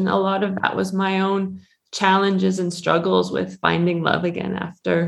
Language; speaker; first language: English; native; English